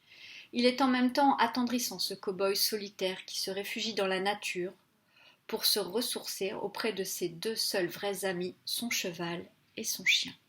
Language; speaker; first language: French; native; French